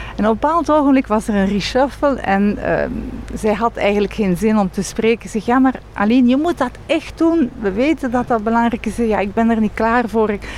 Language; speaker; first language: Dutch; non-native, local second language; French